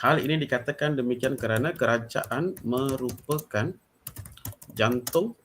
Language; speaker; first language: Malay; non-native, local second language; Tamil